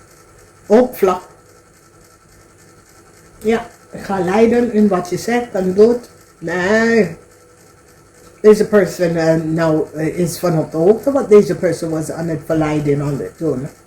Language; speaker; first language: Dutch; non-native, learner; English